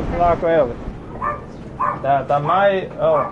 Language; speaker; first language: Portuguese; non-native, learner; English